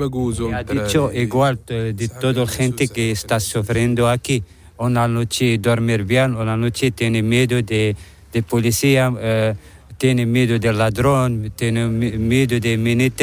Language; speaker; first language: Spanish; non-native, learner; Arabic